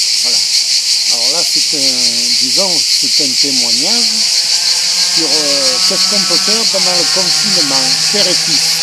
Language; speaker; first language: French; native; French